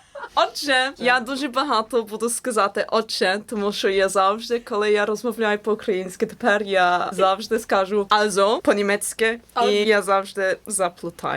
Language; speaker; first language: Ukrainian; early bilingual, heritage; English